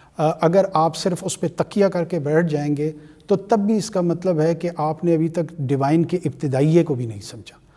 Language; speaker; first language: Urdu; non-native, local second language; Pashto